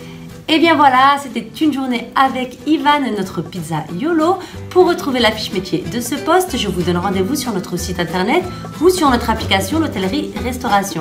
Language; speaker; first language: French; native; French